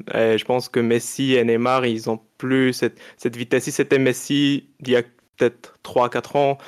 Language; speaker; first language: French; non-native, local second language; Arabic